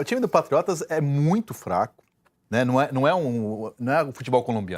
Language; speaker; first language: Portuguese; native; Portuguese